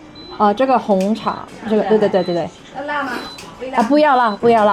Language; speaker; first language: Chinese; early bilingual, heritage; Chinese